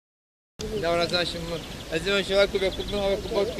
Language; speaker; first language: Polish; native; Polish